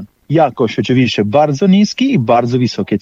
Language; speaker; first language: Polish; non-native, fluent; Italian